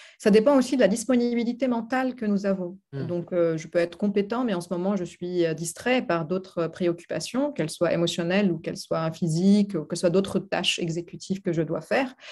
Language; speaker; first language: French; non-native, local second language; Arabic